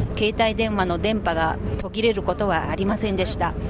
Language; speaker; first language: Japanese; non-native, fluent; Chinese